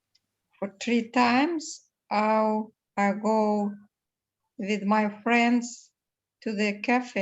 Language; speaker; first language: English; non-native, learner; Russian